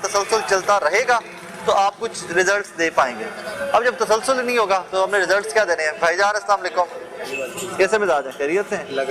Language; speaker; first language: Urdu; non-native, local second language; Punjabi